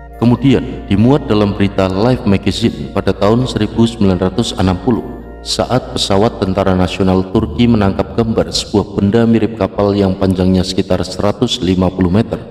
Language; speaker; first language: Indonesian; native; Indonesian